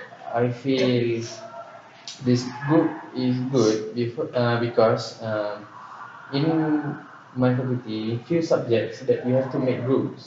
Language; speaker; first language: English; non-native, local second language; Malay